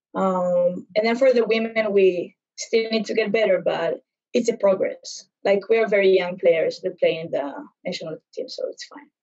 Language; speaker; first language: English; non-native, fluent; Hebrew